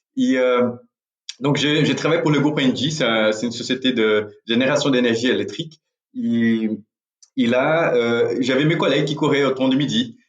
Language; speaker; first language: French; non-native, fluent; Portuguese